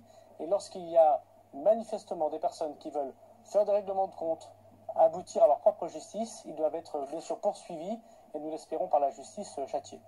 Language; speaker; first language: French; native; French